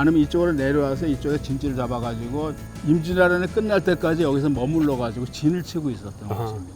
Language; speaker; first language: Korean; native; Korean